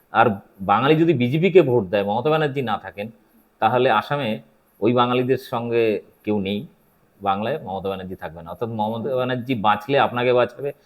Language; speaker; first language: Bangla; native; Bangla